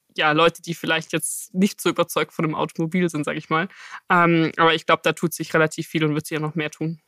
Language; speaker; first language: German; native; German